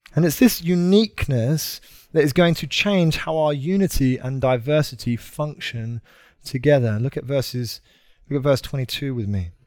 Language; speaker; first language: English; native; English